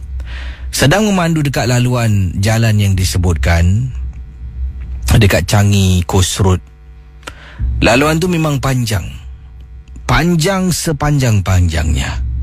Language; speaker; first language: Malay; native; Malay